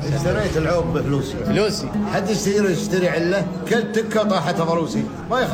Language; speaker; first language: Arabic; native; Arabic